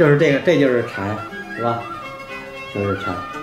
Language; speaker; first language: Chinese; native; Chinese